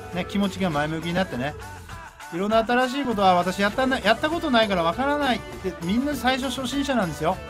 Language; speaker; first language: Japanese; native; Japanese